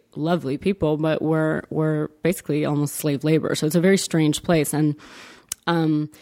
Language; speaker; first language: English; early bilingual, other home language; Italian